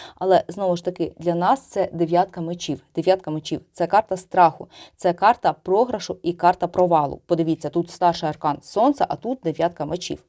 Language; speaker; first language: Ukrainian; non-native, local second language; Russian